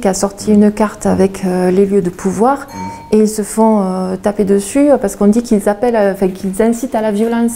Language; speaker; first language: French; native; French